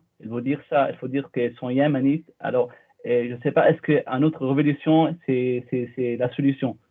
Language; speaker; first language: French; non-native, fluent; Arabic